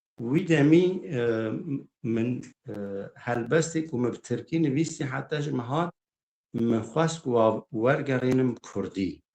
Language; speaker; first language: Kurdish; native; Kurdish